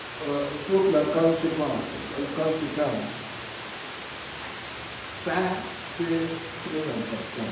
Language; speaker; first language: French; non-native, learner; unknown